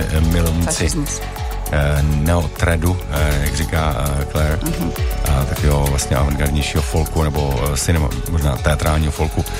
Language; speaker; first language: Czech; native; Czech